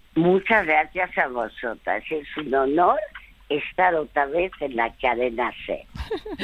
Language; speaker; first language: Spanish; early bilingual, other home language; French